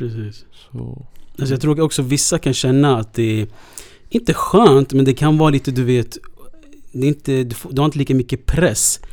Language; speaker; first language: Swedish; native; Swedish